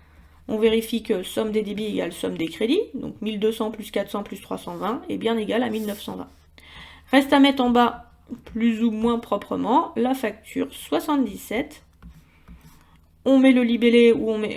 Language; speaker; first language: French; native; French